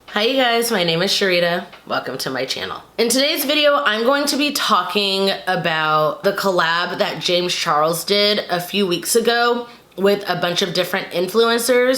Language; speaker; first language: English; native; English